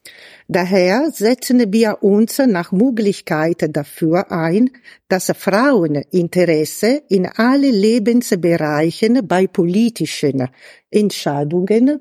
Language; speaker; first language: German; non-native, fluent; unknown